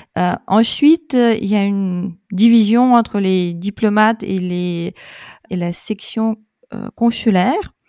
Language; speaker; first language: French; non-native, fluent; Russian